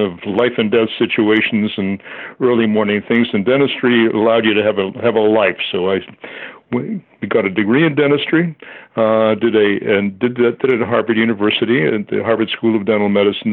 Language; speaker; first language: English; native; English